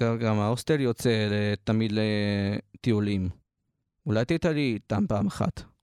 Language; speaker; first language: Hebrew; native; Hebrew